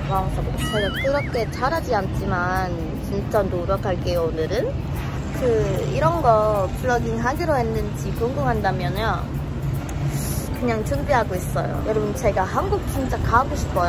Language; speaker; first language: Korean; non-native, learner; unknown